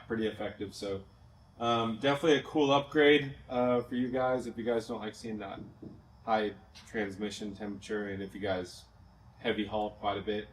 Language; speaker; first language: English; native; English